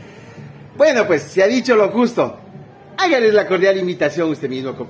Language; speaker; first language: Spanish; native; Spanish